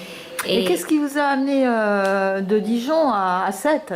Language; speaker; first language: French; native; French